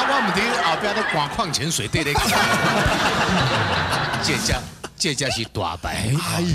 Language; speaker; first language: Chinese; native; Chinese